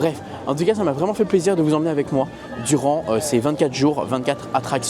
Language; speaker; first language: French; native; French